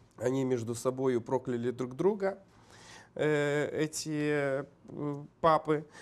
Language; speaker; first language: Russian; non-native, local second language; Romanian